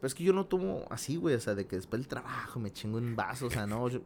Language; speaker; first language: Spanish; early bilingual, heritage; Spanish